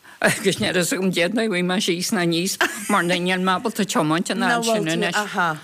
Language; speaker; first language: Irish; non-native, local second language; English